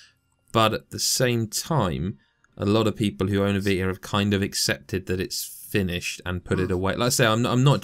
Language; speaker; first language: English; native; English